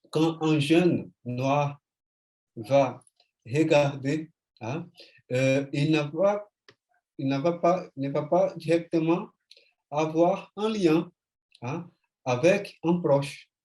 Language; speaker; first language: French; non-native, fluent; Portuguese